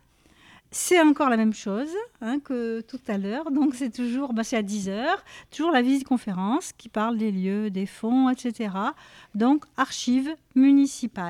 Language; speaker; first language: French; native; French